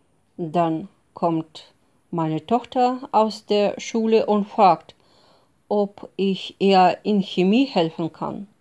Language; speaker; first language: German; non-native, fluent; Russian